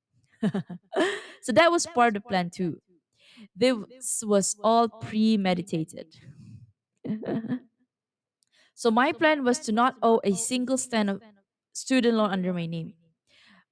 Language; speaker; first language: English; non-native, local second language; Malay